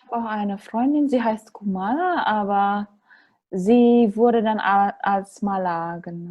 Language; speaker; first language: German; non-native, fluent; Indonesian